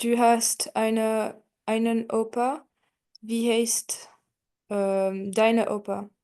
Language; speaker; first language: German; non-native, learner; French